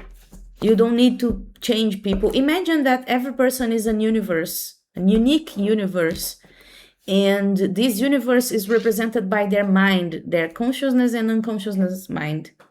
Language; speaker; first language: English; non-native, fluent; Portuguese